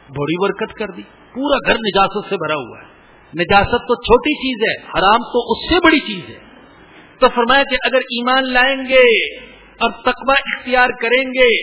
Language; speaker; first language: Urdu; non-native, local second language; Punjabi